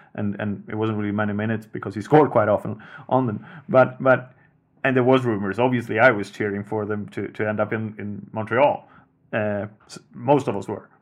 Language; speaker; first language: English; non-native, fluent; Swedish